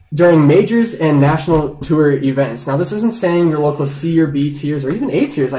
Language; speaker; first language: English; native; English